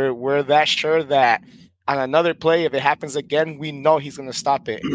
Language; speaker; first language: English; early bilingual, other home language; Spanish